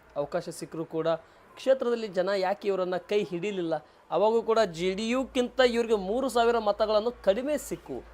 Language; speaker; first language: Kannada; native; Kannada